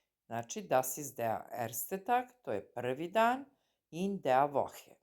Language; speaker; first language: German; non-native, fluent; Serbian